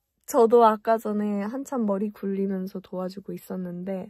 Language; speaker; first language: Korean; early bilingual, heritage; English